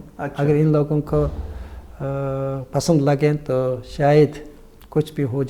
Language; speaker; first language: Hindi; non-native, learner; Mongolian